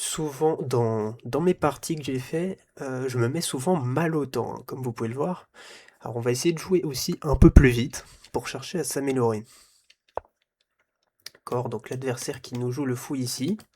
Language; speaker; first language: French; native; French